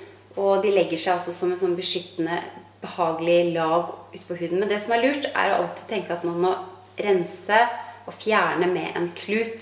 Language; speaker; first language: Norwegian; native; Norwegian